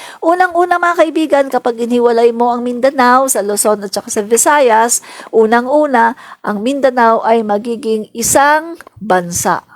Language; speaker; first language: Filipino; non-native, local second language; Cebuano